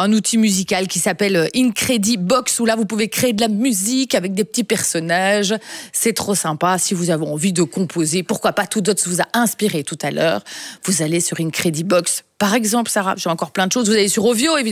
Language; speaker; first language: French; native; French